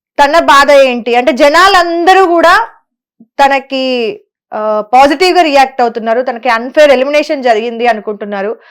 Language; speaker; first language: Telugu; native; Telugu